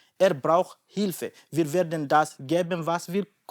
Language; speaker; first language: German; non-native, learner; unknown